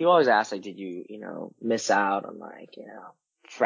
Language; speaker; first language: English; native; English